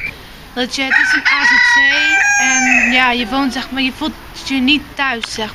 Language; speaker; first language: Dutch; early bilingual, other home language; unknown